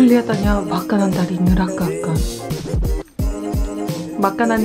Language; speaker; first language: Indonesian; non-native, fluent; Korean